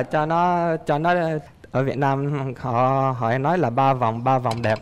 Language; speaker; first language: Vietnamese; early bilingual, heritage; Vietnamese